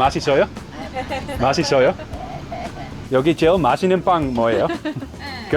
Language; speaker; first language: Korean; non-native, learner; Dutch